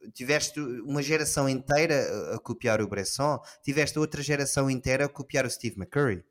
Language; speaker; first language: Portuguese; early bilingual, heritage; Portuguese